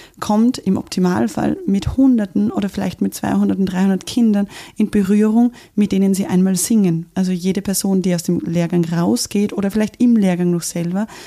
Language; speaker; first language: German; native; German